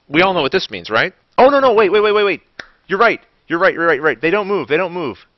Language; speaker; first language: English; native; English